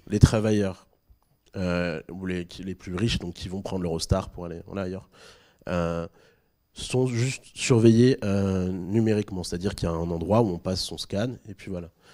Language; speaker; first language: French; native; French